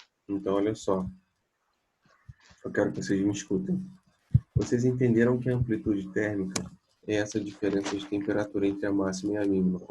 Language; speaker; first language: Portuguese; native; Portuguese